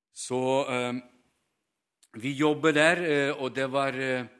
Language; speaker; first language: Norwegian; non-native, fluent; Ukrainian